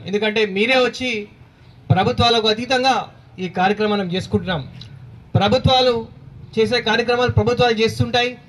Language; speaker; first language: Telugu; native; Telugu